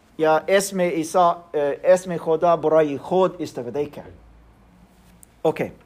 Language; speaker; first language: Persian; non-native, learner; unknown